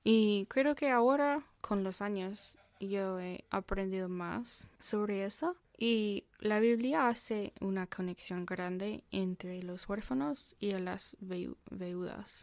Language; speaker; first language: Spanish; non-native, fluent; English